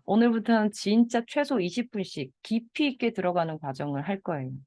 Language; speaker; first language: Korean; native; Korean